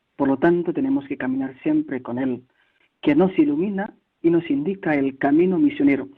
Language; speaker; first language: Spanish; non-native, fluent; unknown